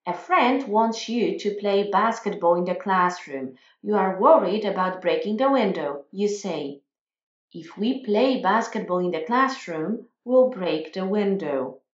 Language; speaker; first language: English; non-native, fluent; Polish